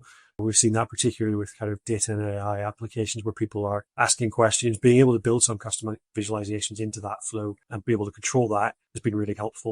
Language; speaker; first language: English; native; English